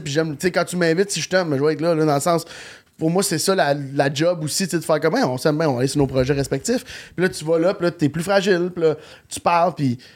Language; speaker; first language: French; native; French